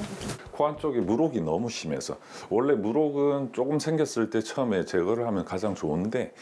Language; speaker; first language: Korean; native; Korean